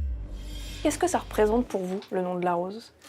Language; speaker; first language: French; native; French